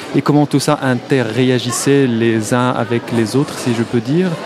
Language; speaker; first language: French; non-native, local second language; Arabic